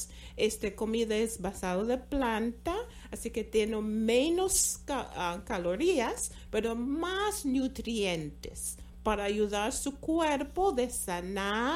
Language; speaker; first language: Spanish; non-native, fluent; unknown